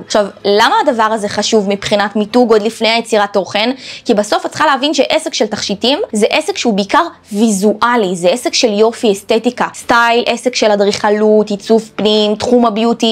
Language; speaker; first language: Hebrew; native; Hebrew